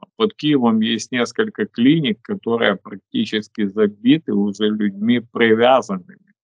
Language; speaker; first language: Russian; non-native, local second language; Ukrainian